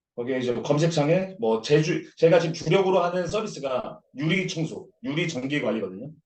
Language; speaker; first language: Korean; native; Korean